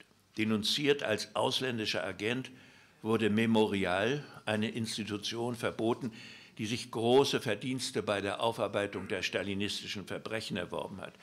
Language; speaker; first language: German; native; German